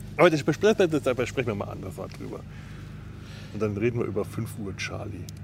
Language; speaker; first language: German; native; German